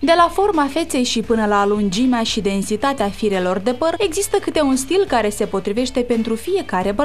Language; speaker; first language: Romanian; native; Romanian